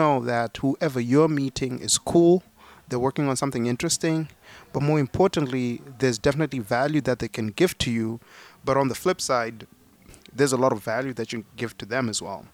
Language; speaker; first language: English; non-native, local second language; Shona